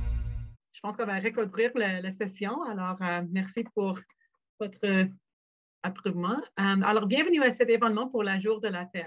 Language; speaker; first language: French; non-native, learner; English